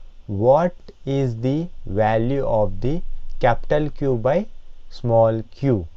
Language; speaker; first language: English; non-native, local second language; Telugu